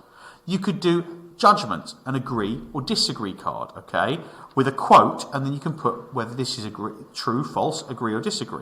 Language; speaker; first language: English; native; English